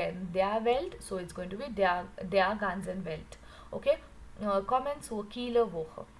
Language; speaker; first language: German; non-native, learner; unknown